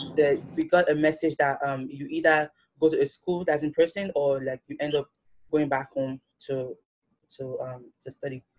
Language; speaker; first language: English; non-native, local second language; Yoruba